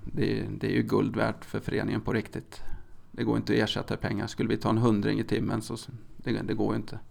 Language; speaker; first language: Swedish; native; Swedish